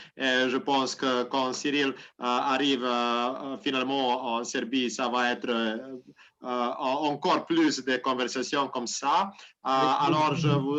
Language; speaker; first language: French; non-native, learner; Serbian